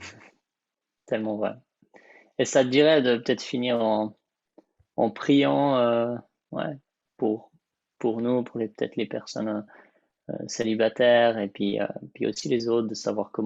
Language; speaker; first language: French; native; French